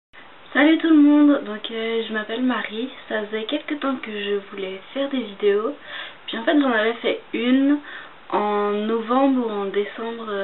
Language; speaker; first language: French; native; French